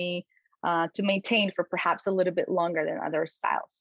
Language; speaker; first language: English; non-native, fluent; Polish